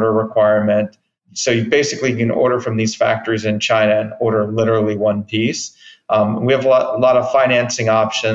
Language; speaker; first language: English; native; English